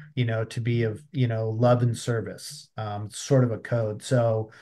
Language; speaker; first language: English; native; English